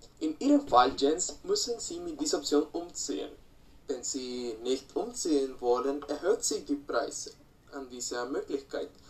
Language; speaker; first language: German; non-native, learner; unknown